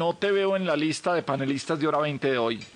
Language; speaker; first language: Spanish; native; Spanish